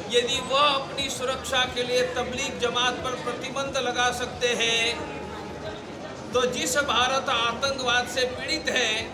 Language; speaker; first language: Hindi; native; Hindi